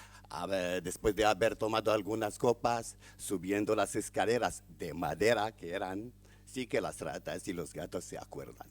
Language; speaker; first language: Spanish; non-native, fluent; Arabic